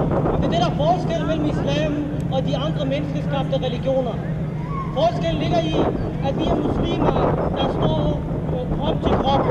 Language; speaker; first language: Danish; non-native, local second language; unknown